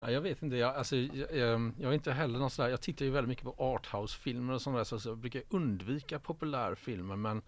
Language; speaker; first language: Swedish; native; Swedish